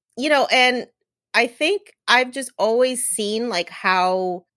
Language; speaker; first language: English; native; English